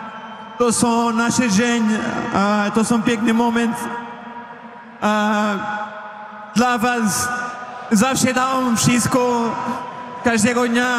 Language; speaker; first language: Polish; non-native, learner; Portuguese